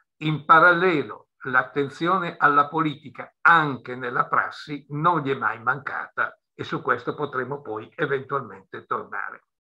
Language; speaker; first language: Italian; native; Italian